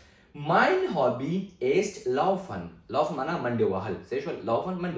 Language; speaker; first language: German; non-native, fluent; Pashto